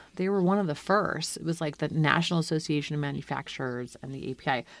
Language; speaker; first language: English; native; English